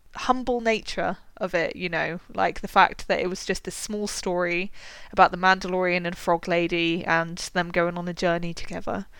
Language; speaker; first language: English; native; English